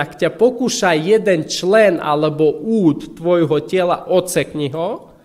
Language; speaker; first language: Slovak; non-native, fluent; Russian